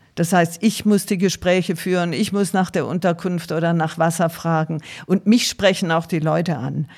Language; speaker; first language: German; native; German